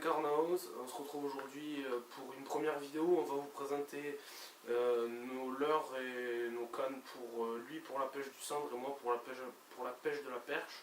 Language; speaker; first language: French; native; French